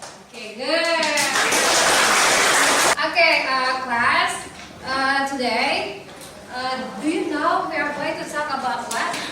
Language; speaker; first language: English; non-native, learner; Indonesian